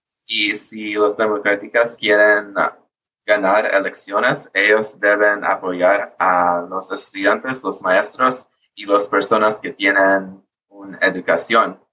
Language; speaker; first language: Spanish; early bilingual, heritage; English